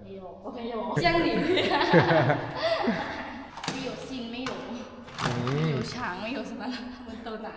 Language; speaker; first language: Chinese; non-native, fluent; Lao